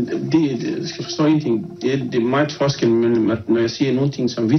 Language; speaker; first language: Danish; non-native, learner; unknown